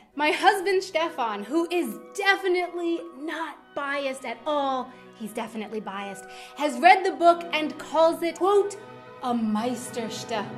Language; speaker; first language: English; native; English